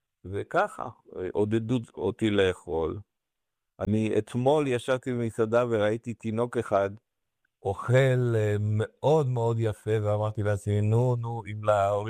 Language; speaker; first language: Hebrew; non-native, fluent; Romanian